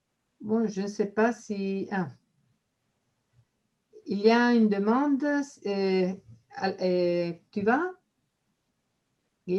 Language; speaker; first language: French; non-native, fluent; Spanish